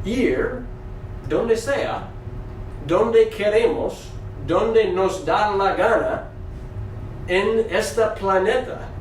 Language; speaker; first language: Spanish; non-native, fluent; English